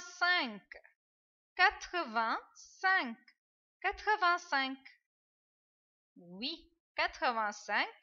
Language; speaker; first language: French; non-native, fluent; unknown